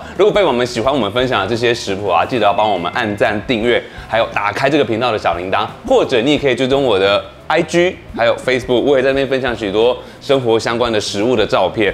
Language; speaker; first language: Chinese; native; Chinese